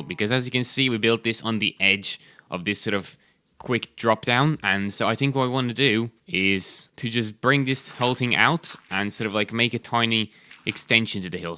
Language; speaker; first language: English; native; English